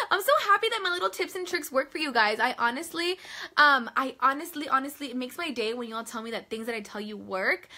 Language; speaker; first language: English; native; English